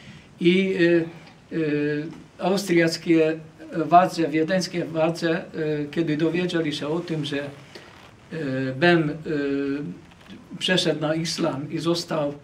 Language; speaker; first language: Polish; non-native, fluent; Hungarian